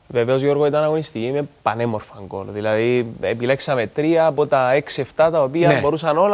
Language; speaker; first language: Greek; native; Greek